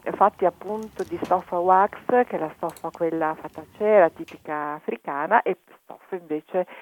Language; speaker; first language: Italian; native; Italian